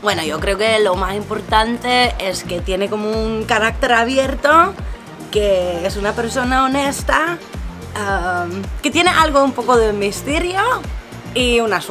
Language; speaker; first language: Spanish; non-native, fluent; Dutch